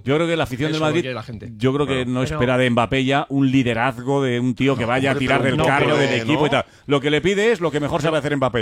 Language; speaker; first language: Spanish; native; Spanish